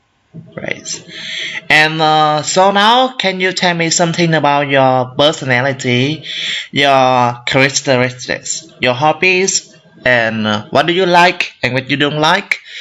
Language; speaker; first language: English; non-native, learner; Vietnamese